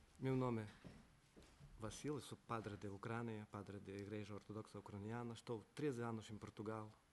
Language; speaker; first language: Portuguese; non-native, learner; Ukrainian